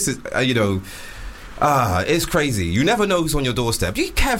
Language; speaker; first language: English; native; English